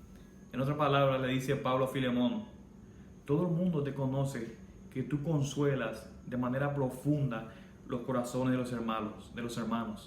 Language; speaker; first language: Spanish; native; Spanish